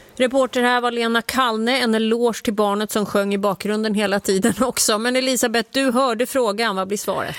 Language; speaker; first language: Swedish; native; Swedish